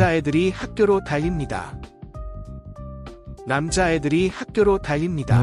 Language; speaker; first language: Korean; non-native, learner; English